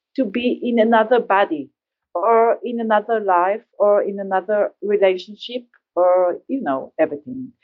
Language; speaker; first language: English; non-native, learner; Hebrew